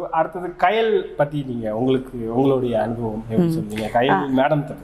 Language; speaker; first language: Tamil; native; Tamil